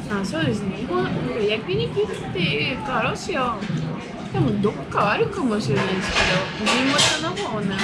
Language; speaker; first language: Japanese; non-native, fluent; Russian